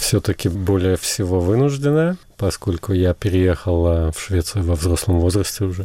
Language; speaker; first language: Russian; native; Russian